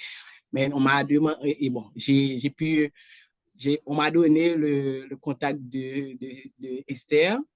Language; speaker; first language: French; non-native, local second language; Haitian Creole